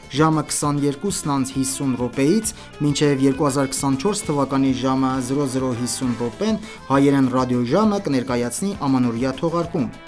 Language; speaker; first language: Armenian; early bilingual, heritage; Armenian